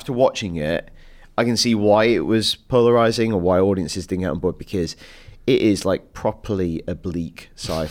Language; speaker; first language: English; native; English